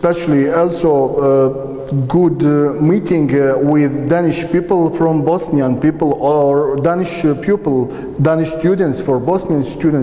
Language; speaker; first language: English; non-native, learner; Bosnian